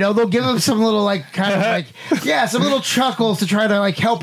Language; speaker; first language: English; native; English